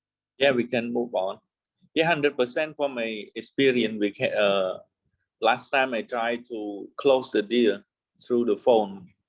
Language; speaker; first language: English; non-native, learner; Vietnamese